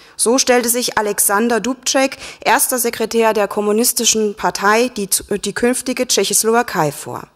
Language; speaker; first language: German; native; German